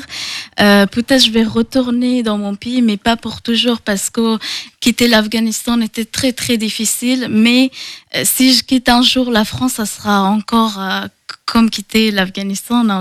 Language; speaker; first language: French; non-native, fluent; Persian